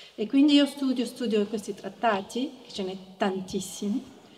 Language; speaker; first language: Italian; native; Italian